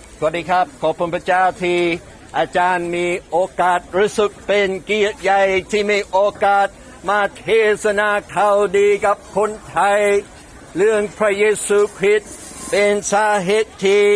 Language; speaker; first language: Thai; non-native, fluent; English